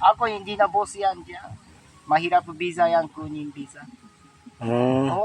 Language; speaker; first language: Filipino; non-native, learner; Japanese